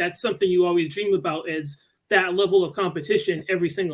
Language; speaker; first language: English; native; English